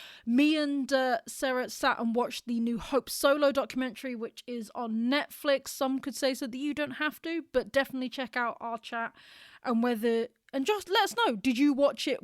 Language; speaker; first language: English; native; English